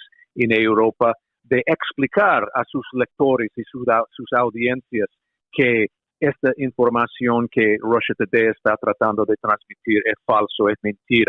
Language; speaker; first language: Spanish; non-native, fluent; English